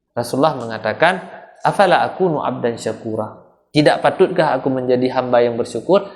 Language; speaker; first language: Malay; non-native, local second language; Achinese